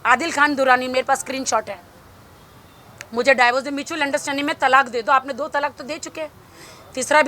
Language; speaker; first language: Hindi; native; Hindi